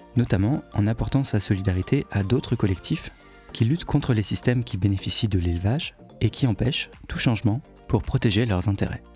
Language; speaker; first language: French; native; French